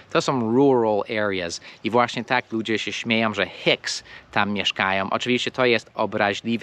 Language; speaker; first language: Polish; non-native, fluent; English